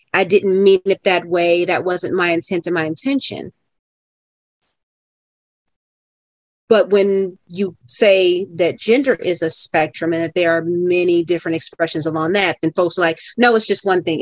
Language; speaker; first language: English; native; English